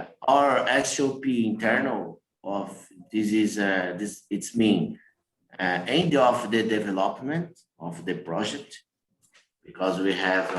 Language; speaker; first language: English; non-native, learner; Portuguese